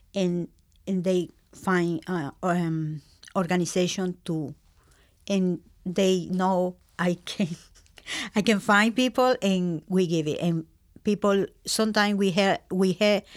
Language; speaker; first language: English; non-native, learner; Spanish